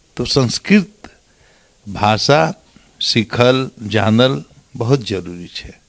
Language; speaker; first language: Maithili; non-native, local second language; Bhojpuri